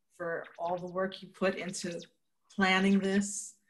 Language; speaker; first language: English; early bilingual, other home language; Spanish